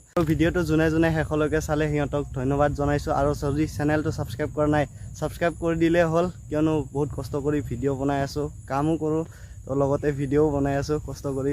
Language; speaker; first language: Assamese; non-native, local second language; Bodo